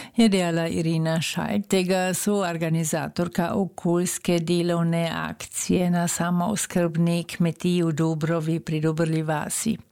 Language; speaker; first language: Slovenian; early bilingual, heritage; Slovenian